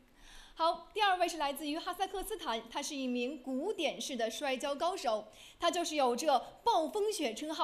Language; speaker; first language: Chinese; native; Chinese